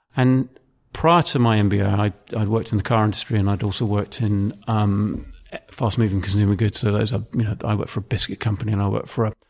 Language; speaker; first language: English; native; English